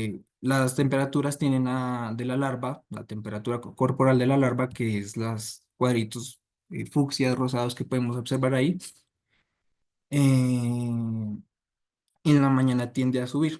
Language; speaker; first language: Spanish; native; Spanish